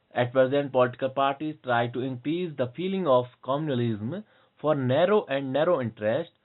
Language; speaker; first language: English; non-native, local second language; Hindi